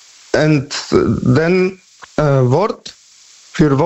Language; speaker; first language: German; non-native, learner; Polish